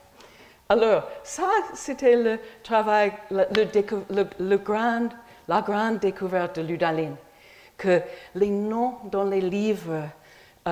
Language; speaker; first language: French; non-native, fluent; English